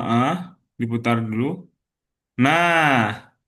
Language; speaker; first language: Indonesian; native; Indonesian